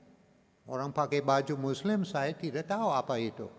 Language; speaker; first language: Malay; non-native, learner; English